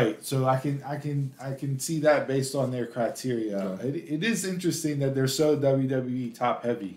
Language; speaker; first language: English; native; English